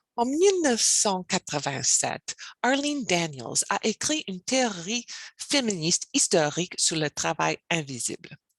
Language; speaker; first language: French; non-native, learner; English